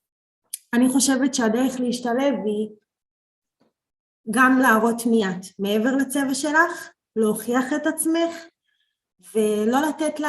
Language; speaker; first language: Hebrew; early bilingual, other home language; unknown